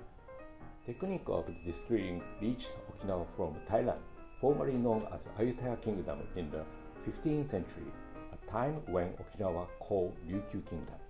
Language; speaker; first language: English; non-native, fluent; Japanese